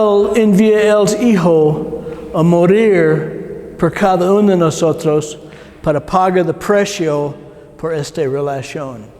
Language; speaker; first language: Spanish; non-native, learner; English